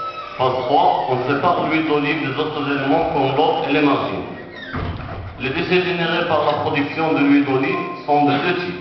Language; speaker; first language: French; non-native, local second language; Arabic